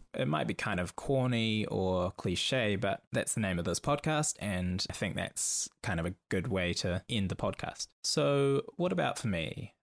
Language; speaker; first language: English; native; English